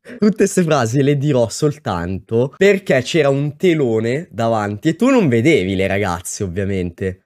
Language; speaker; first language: Italian; native; Italian